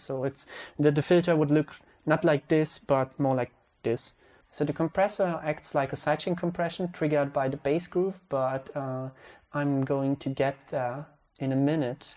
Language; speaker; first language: English; non-native, fluent; Hungarian